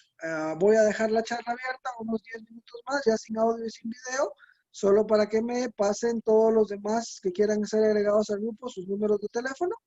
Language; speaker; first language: Spanish; native; Spanish